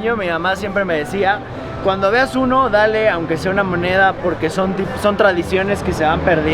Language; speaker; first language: Spanish; native; Spanish